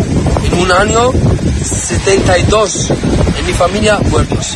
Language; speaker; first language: Spanish; non-native, learner; Arabic